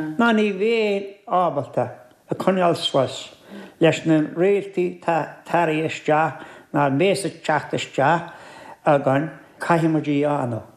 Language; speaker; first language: Irish; native; Irish